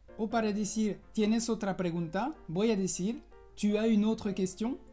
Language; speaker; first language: Spanish; non-native, fluent; French